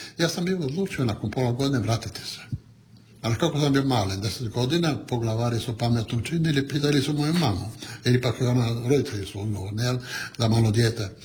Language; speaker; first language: Croatian; non-native, local second language; Italian